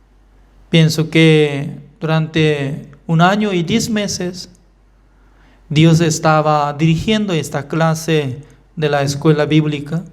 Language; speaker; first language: Spanish; non-native, fluent; Korean